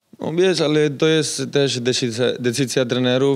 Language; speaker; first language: Polish; non-native, learner; Spanish